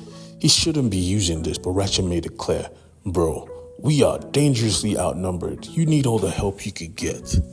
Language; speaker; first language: English; native; English